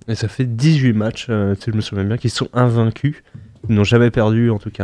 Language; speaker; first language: French; native; French